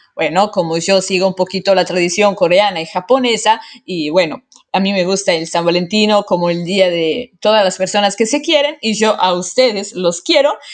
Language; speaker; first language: Spanish; non-native, fluent; Italian